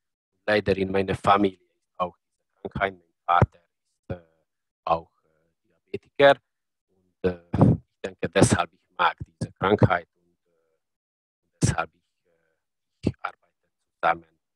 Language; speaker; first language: German; non-native, learner; Hungarian